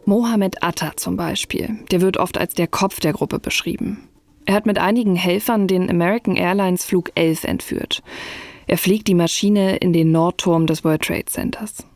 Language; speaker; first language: German; native; German